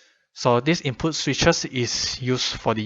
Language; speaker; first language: English; non-native, fluent; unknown